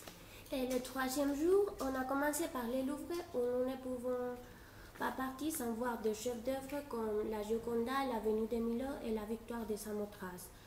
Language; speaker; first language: French; non-native, fluent; Spanish